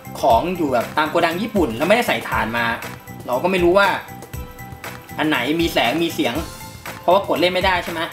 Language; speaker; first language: Thai; native; Thai